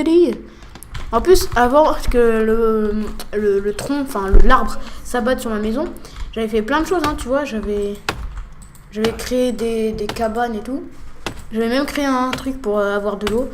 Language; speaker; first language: French; native; French